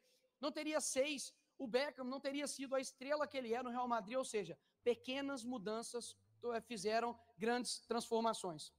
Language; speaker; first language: Portuguese; native; Portuguese